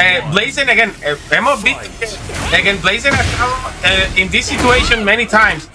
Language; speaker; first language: English; non-native, local second language; Spanish